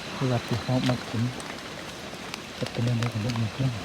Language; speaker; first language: Thai; non-native, local second language; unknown